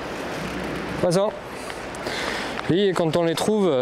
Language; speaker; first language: French; native; French